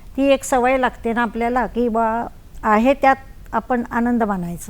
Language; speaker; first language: Marathi; native; Marathi